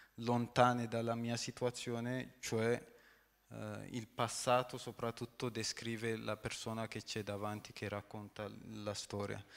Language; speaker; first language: Italian; non-native, fluent; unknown